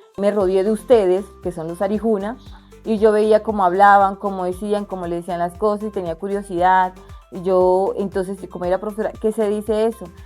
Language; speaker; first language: Spanish; non-native, local second language; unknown